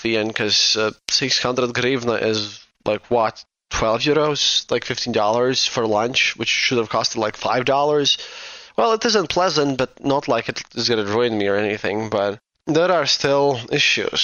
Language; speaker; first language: English; non-native, fluent; Russian